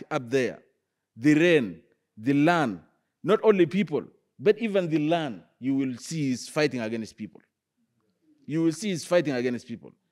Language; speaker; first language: English; non-native, fluent; Arabic